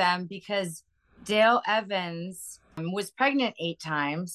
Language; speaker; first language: English; native; English